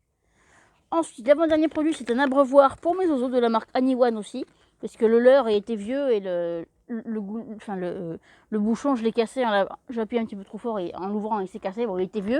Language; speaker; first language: French; native; French